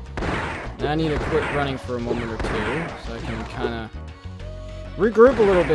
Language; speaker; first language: English; native; English